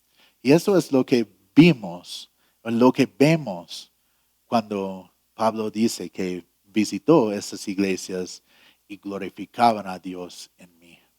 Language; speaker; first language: Spanish; non-native, fluent; English